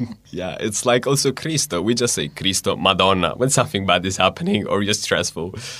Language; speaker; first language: English; non-native, fluent; Italian